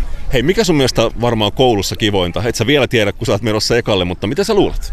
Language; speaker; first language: Finnish; native; Finnish